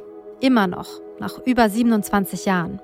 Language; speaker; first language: German; native; German